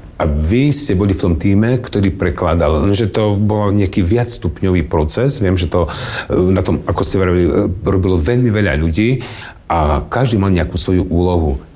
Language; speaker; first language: Slovak; native; Slovak